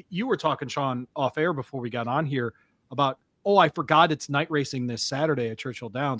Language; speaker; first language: English; native; English